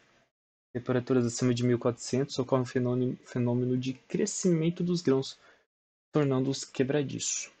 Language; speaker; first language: Portuguese; native; Portuguese